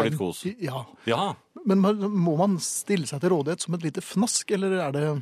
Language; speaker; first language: Norwegian; native; Norwegian